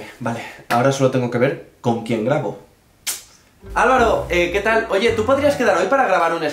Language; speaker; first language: Spanish; native; Spanish